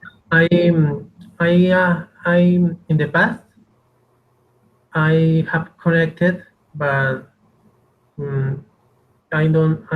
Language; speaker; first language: English; non-native, learner; Spanish